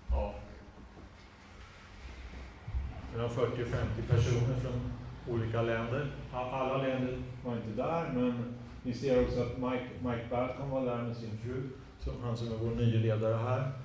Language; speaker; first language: Swedish; native; Swedish